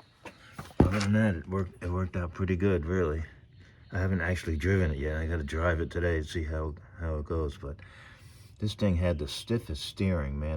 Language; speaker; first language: English; native; English